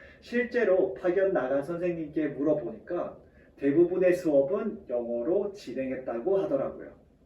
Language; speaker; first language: Korean; native; Korean